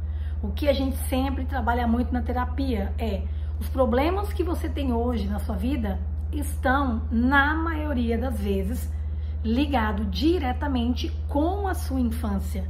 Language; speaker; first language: Portuguese; native; Portuguese